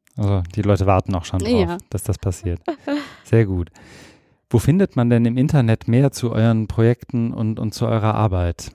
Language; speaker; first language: German; native; German